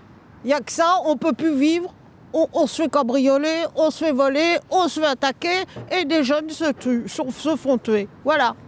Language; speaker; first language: French; native; French